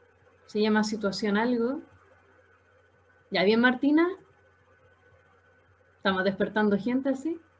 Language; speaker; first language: Spanish; native; Spanish